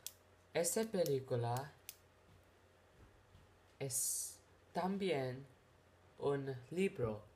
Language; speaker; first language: Spanish; non-native, learner; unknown